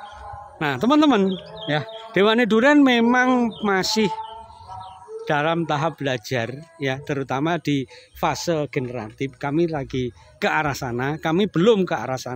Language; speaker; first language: Indonesian; native; Indonesian